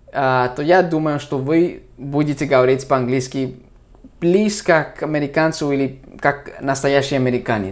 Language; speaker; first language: Russian; non-native, fluent; English